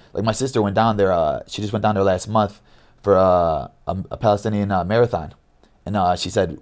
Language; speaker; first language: English; native; English